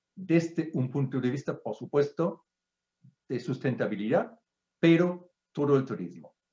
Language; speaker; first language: Spanish; non-native, fluent; German